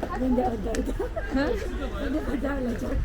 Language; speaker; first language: Turkish; non-native, learner; Malay